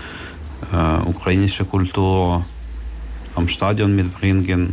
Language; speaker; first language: German; non-native, learner; Ukrainian